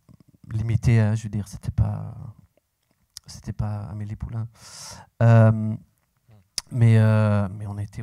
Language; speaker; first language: French; non-native, local second language; Dutch